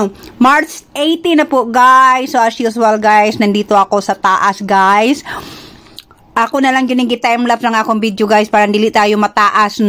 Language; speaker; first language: Filipino; non-native, local second language; Cebuano